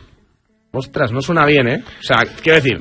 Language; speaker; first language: Spanish; native; Spanish